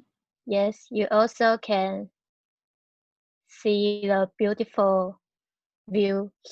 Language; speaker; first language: English; non-native, learner; Chinese